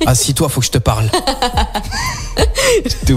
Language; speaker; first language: French; native; French